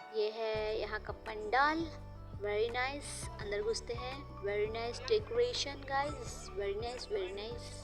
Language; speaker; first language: Hindi; non-native, local second language; Bangla